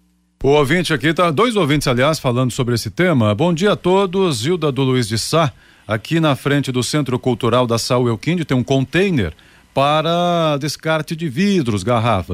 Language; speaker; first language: Portuguese; native; Portuguese